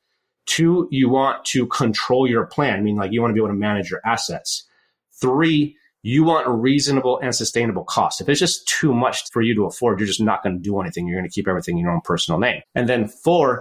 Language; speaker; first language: English; native; English